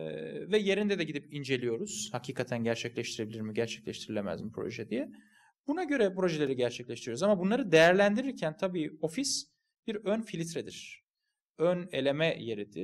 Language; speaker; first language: Turkish; native; Turkish